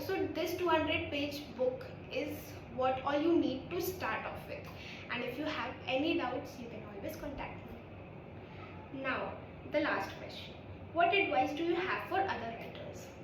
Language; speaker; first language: English; non-native, local second language; Hindi